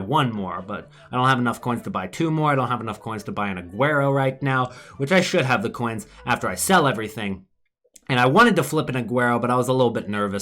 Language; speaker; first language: English; native; English